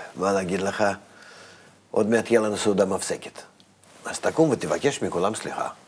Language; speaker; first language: Hebrew; non-native, fluent; Russian